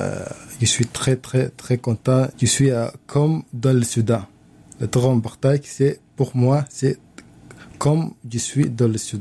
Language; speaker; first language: French; non-native, learner; Arabic